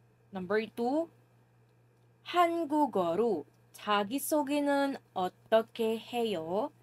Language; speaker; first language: Korean; non-native, fluent; Filipino